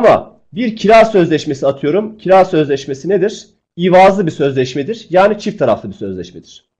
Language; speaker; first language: Turkish; native; Turkish